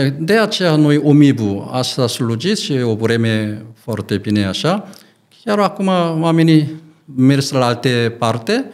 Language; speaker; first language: Romanian; non-native, learner; Korean